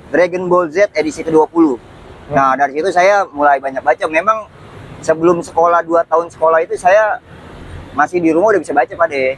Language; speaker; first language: Indonesian; native; Indonesian